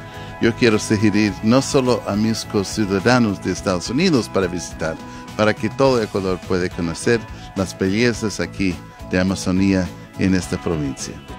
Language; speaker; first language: Spanish; non-native, fluent; English